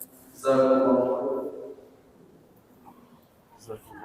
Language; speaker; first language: Arabic; native; Arabic